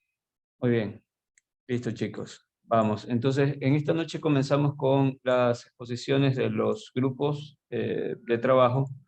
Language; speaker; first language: Spanish; native; Spanish